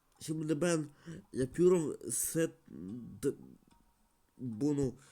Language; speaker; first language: Turkish; non-native, learner; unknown